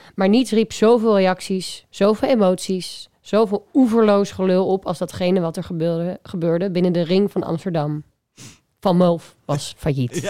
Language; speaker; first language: Dutch; native; Dutch